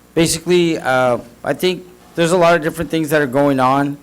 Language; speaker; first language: English; native; English